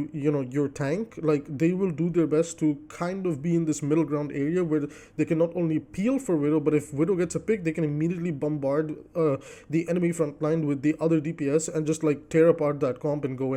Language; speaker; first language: English; native; English